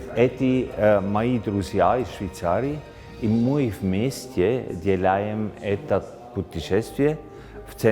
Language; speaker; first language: Russian; non-native, fluent; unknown